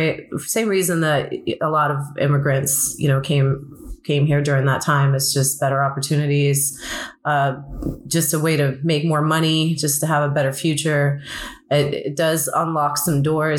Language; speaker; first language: English; early bilingual, other home language; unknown